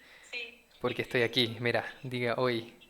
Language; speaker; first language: Spanish; early bilingual, heritage; Portuguese